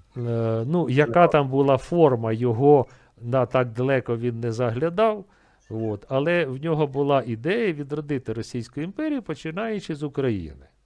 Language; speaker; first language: Ukrainian; native; Ukrainian